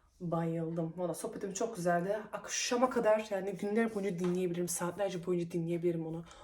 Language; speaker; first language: Turkish; early bilingual, heritage; Turkish